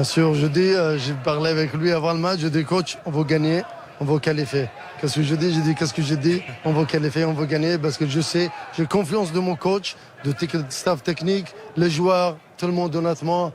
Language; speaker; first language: French; non-native, learner; Spanish